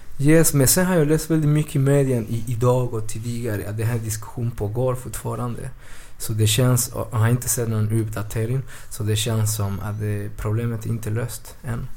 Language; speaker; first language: Swedish; early bilingual, other home language; Spanish